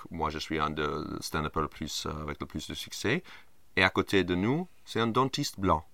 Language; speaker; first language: French; non-native, fluent; English